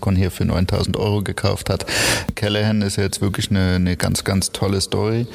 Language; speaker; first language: German; native; German